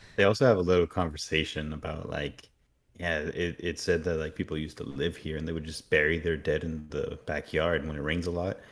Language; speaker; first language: English; native; English